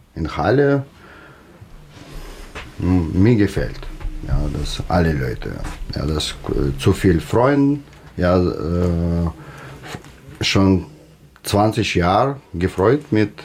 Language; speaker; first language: German; non-native, learner; Russian